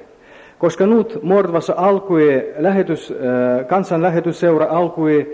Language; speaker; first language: Finnish; non-native, learner; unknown